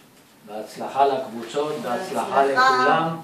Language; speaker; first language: Hebrew; native; Hebrew